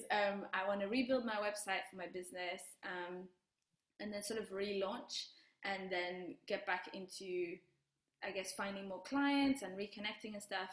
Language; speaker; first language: English; non-native, local second language; Kinyarwanda